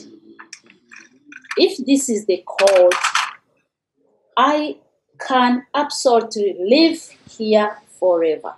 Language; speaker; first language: English; non-native, local second language; Kinyarwanda